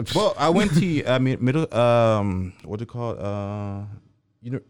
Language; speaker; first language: English; non-native, fluent; Spanish